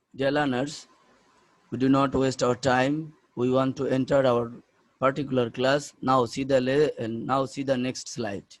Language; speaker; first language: English; non-native, local second language; Bangla